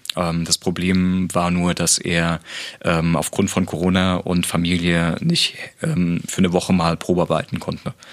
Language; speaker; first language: German; native; German